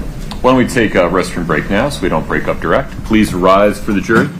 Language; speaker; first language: English; native; English